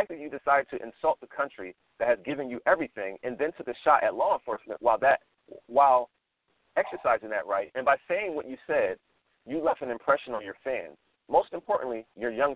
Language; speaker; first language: English; native; English